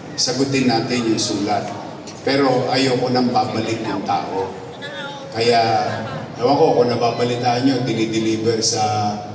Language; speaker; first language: Filipino; native; Filipino